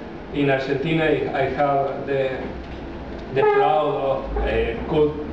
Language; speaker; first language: English; non-native, learner; Spanish